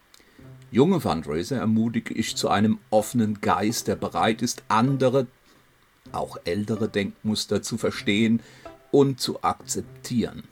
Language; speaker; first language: German; native; German